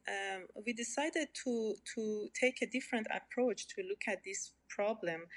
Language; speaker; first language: English; non-native, fluent; Persian